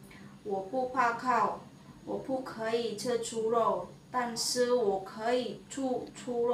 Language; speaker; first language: Chinese; non-native, learner; Indonesian